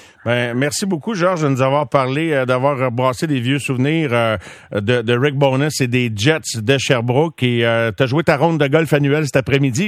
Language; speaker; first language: French; native; French